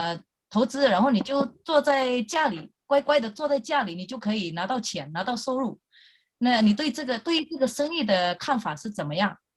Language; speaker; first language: Chinese; non-native, fluent; Indonesian